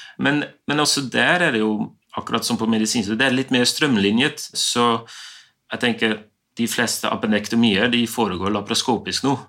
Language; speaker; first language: Norwegian; non-native, fluent; Dutch